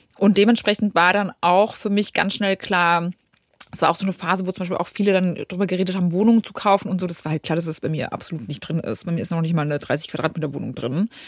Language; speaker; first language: German; early bilingual, other home language; Polish